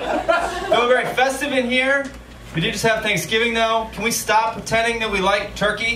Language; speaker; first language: English; native; English